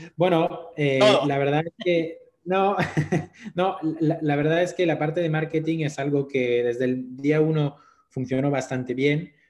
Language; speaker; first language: Spanish; non-native, fluent; French